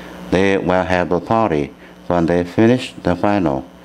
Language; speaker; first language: English; non-native, fluent; Chinese